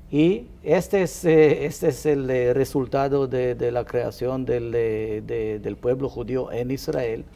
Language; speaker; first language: Spanish; non-native, fluent; Hebrew